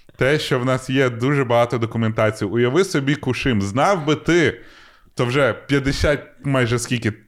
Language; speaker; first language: Ukrainian; non-native, local second language; Russian